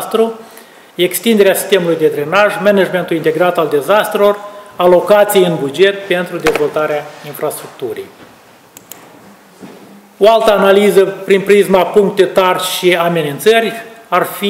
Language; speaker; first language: Romanian; native; Romanian